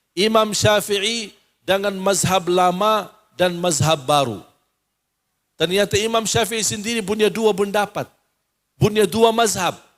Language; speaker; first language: Malay; non-native, fluent; Arabic